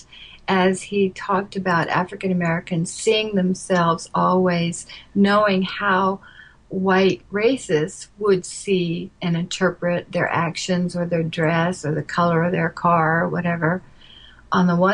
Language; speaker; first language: English; native; English